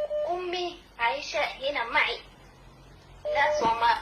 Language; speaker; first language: Arabic; non-native, learner; Somali